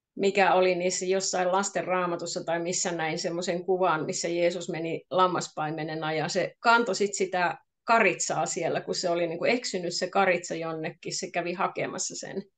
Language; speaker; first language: Finnish; native; Finnish